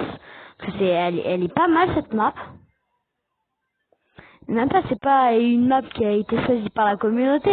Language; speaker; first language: French; native; French